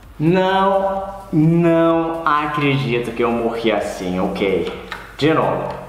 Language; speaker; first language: Portuguese; non-native, learner; English